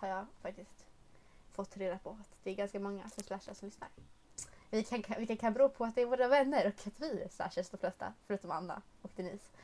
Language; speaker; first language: Swedish; native; Swedish